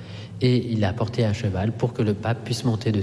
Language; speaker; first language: French; non-native, fluent; Italian